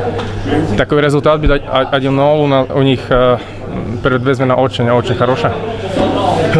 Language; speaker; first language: Russian; non-native, learner; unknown